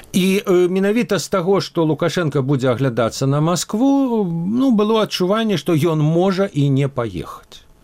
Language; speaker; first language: Belarusian; native; Belarusian